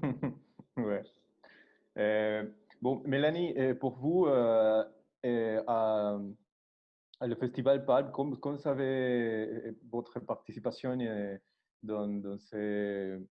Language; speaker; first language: French; non-native, learner; Spanish